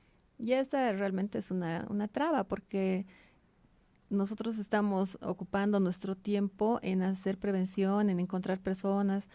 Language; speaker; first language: Spanish; native; Spanish